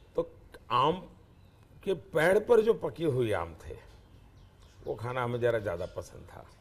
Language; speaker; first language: Hindi; non-native, local second language; Gujarati